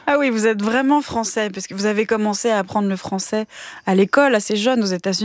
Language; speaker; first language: French; native; French